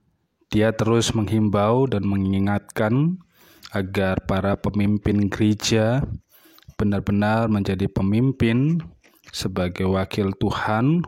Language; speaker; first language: Indonesian; native; Indonesian